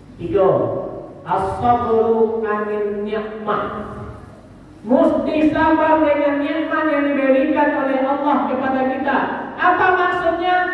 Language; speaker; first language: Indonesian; non-native, local second language; Minangkabau